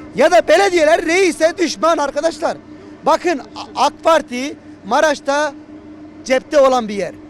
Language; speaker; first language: Turkish; native; Turkish